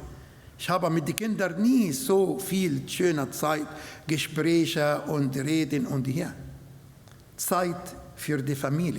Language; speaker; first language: German; non-native, learner; Arabic